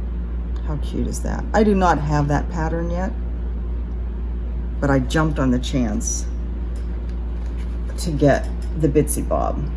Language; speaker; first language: English; native; English